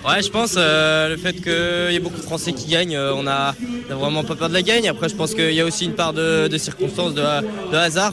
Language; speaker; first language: French; native; French